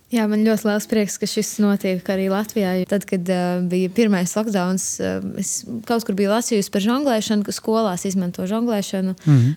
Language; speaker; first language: Latvian; native; Latvian